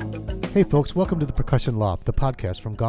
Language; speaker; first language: English; native; English